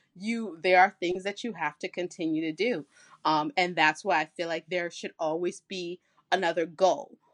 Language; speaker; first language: English; native; English